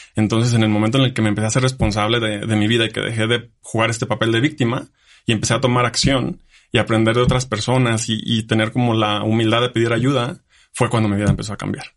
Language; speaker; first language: Spanish; native; Spanish